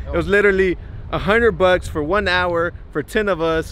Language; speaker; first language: English; early bilingual, other home language; Spanish